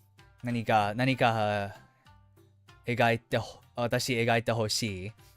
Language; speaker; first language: Japanese; non-native, fluent; English